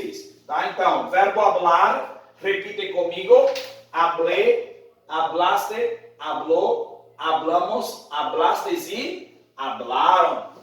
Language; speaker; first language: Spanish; non-native, fluent; Portuguese